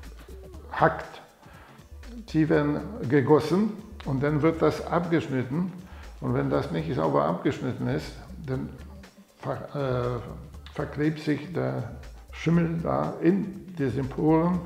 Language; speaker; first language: German; non-native, fluent; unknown